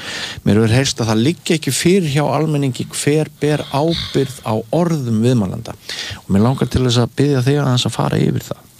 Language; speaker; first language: Icelandic; native; Icelandic